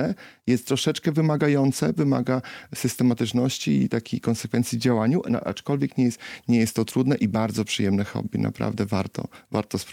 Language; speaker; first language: Polish; native; Polish